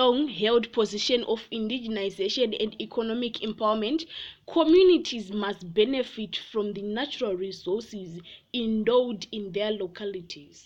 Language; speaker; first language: English; non-native, local second language; Shona